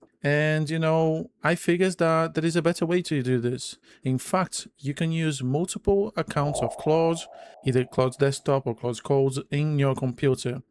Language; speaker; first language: English; non-native, fluent; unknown